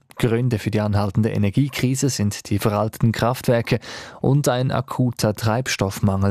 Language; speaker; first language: German; native; German